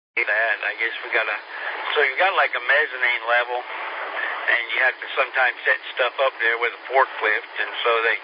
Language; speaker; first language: English; native; English